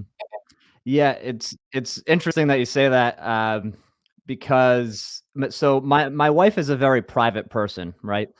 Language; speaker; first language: English; native; English